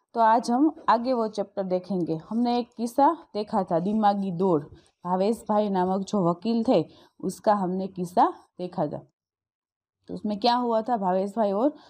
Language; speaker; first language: Hindi; non-native, local second language; Gujarati